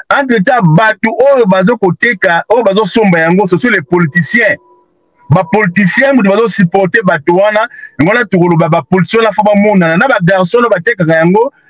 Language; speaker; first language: Lingala; non-native, local second language; Kongo